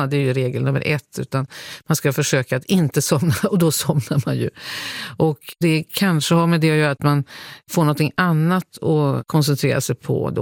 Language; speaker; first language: Swedish; native; Swedish